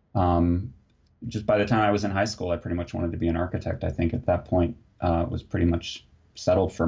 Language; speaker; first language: English; native; English